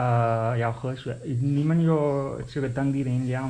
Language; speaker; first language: Chinese; non-native, learner; English